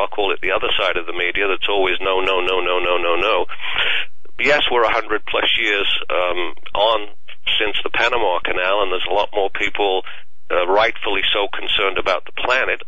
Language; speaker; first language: English; native; English